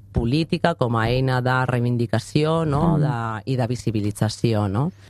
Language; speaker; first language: Catalan; non-native, fluent; Spanish